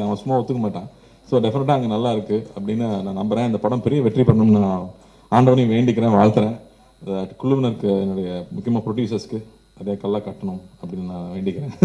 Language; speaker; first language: Tamil; native; Tamil